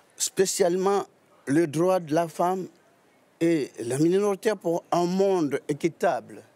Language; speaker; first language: French; non-native, local second language; Lingala